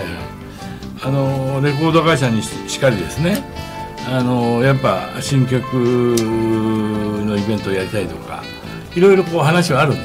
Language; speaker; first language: Japanese; native; Japanese